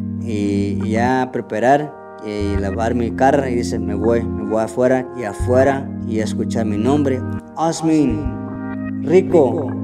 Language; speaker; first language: Spanish; early bilingual, heritage; Spanish